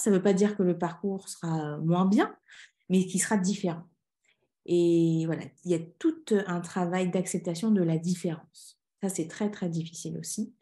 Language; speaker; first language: French; native; French